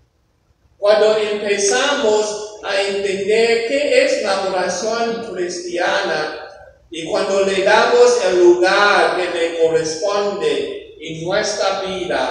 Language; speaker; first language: Spanish; non-native, fluent; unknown